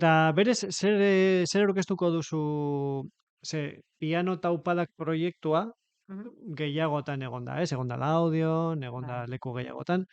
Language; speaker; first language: Basque; native; Basque